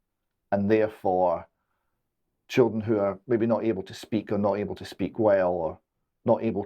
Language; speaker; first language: English; native; English